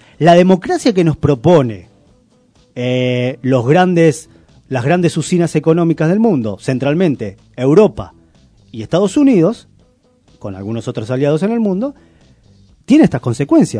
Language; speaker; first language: Spanish; native; Spanish